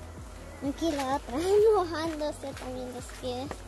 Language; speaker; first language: Spanish; early bilingual, heritage; Spanish